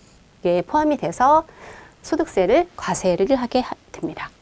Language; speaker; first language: Korean; native; Korean